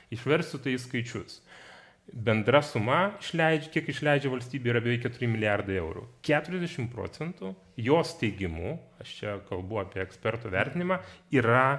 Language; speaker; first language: Lithuanian; non-native, fluent; Georgian